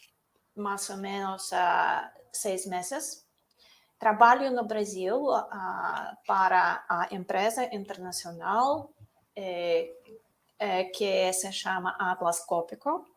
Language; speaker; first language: Portuguese; non-native, learner; Russian